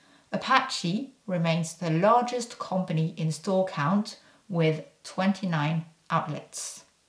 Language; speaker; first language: English; non-native, fluent; French